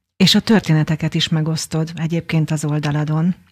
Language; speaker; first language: Hungarian; native; Hungarian